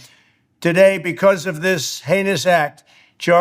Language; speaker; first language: English; native; English